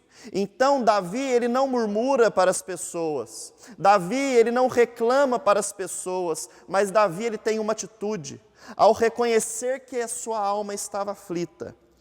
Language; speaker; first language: Portuguese; native; Portuguese